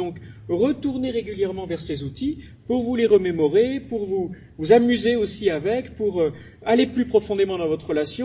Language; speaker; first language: French; native; French